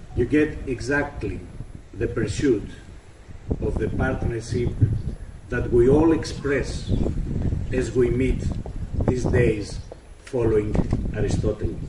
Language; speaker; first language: English; non-native, fluent; Greek